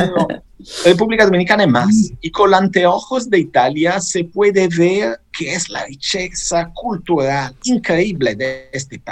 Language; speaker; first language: Spanish; non-native, fluent; Italian